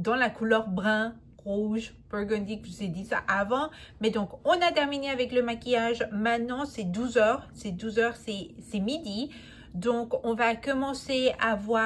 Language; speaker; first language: French; non-native, fluent; Spanish